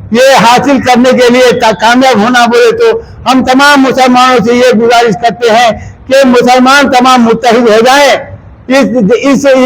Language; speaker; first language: Urdu; native; Urdu